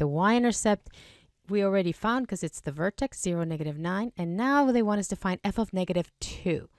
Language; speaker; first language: English; native; English